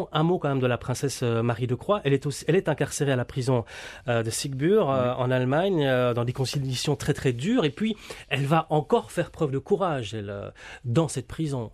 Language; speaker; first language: French; native; French